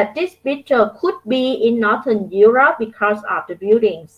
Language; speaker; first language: English; non-native, fluent; Vietnamese